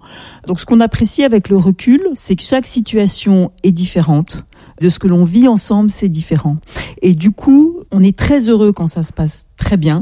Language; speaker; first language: French; native; French